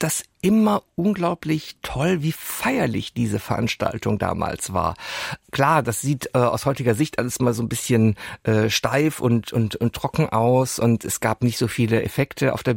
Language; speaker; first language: German; non-native, local second language; French